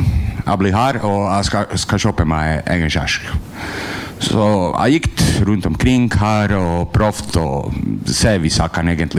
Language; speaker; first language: Norwegian; non-native, learner; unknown